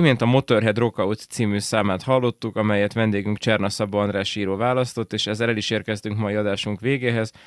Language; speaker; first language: Hungarian; native; Hungarian